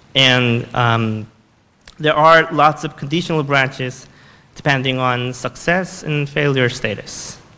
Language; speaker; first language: English; non-native, fluent; Korean